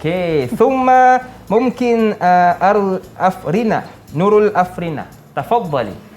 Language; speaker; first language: Arabic; non-native, fluent; Malay